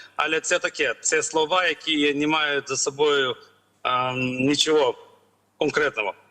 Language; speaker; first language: Ukrainian; non-native, learner; Lithuanian